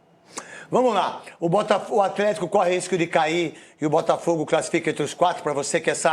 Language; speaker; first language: Portuguese; native; Portuguese